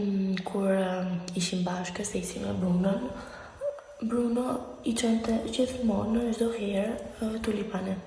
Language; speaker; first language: Albanian; early bilingual, heritage; Albanian